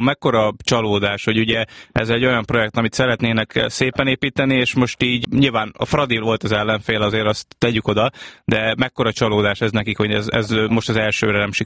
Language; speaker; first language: Hungarian; native; Hungarian